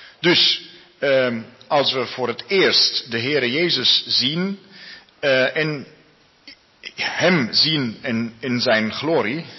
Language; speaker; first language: Dutch; non-native, learner; Spanish